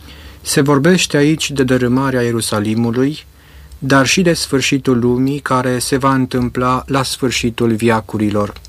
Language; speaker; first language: Romanian; native; Romanian